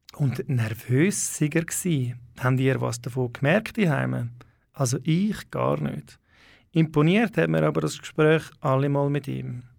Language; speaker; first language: German; native; German